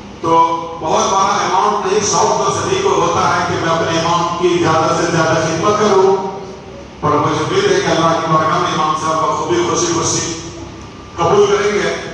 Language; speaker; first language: Urdu; native; Urdu